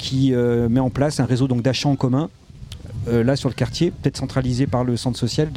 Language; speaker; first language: French; native; French